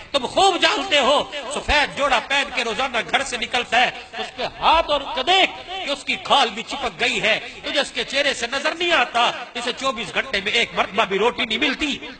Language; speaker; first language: Urdu; non-native, local second language; Punjabi